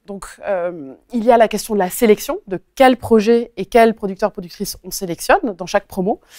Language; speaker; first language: French; native; French